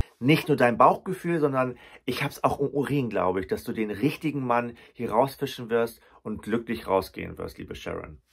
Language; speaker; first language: German; native; German